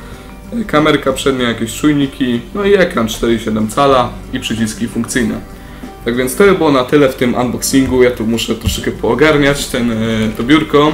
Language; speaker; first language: Polish; native; Polish